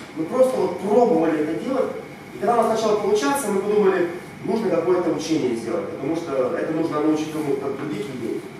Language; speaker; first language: Russian; non-native, local second language; Romanian